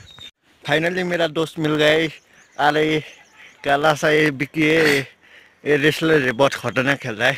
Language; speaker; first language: Hindi; non-native, learner; Nepali